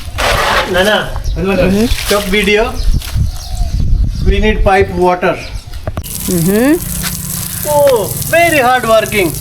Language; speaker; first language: English; non-native, local second language; Malayalam